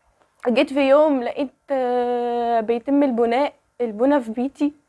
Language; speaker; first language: Arabic; native; Arabic